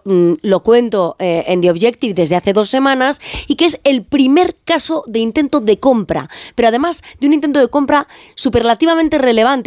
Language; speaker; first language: Spanish; native; Spanish